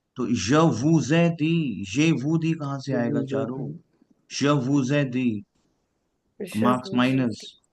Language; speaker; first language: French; non-native, fluent; Hindi